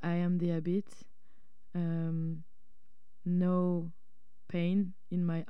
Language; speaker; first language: English; non-native, fluent; French